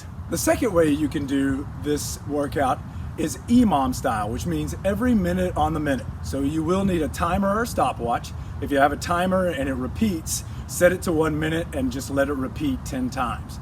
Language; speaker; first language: English; native; English